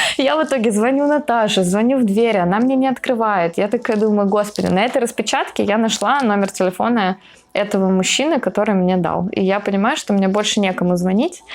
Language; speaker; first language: Russian; native; Russian